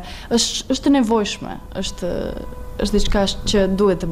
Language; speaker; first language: Albanian; non-native, learner; Serbian